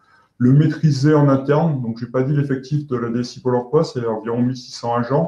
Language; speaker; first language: French; native; French